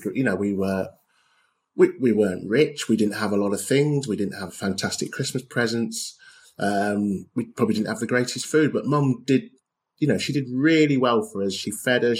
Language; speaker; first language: English; native; English